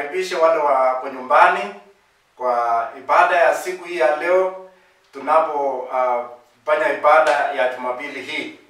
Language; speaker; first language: Swahili; non-native, local second language; Kalenjin